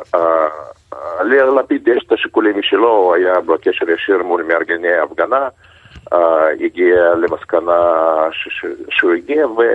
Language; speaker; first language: Hebrew; early bilingual, other home language; Russian